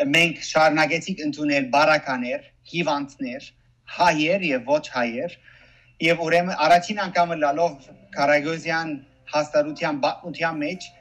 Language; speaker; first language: Armenian; early bilingual, heritage; Armenian